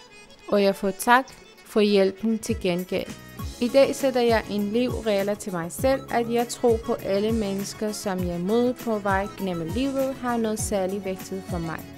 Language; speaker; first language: Danish; non-native, fluent; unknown